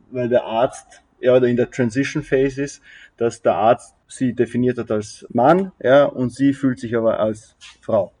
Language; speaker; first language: German; early bilingual, other home language; Serbian